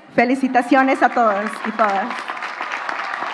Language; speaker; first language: Spanish; early bilingual, other home language; English